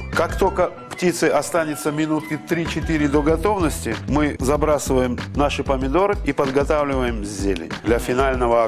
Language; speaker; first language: Russian; native; Russian